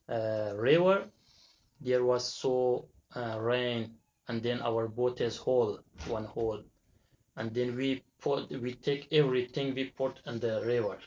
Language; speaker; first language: English; non-native, learner; Persian